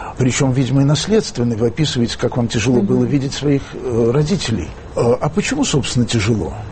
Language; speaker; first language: Russian; native; Russian